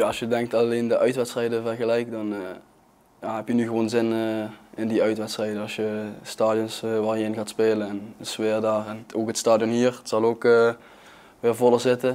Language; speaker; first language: Dutch; native; Dutch